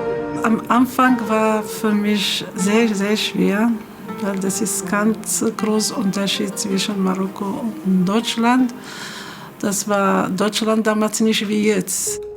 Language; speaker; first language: German; non-native, learner; Arabic